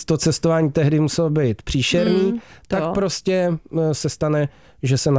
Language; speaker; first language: Czech; native; Czech